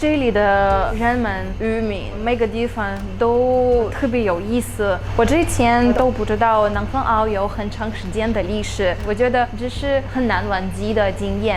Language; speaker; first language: Chinese; non-native, fluent; Russian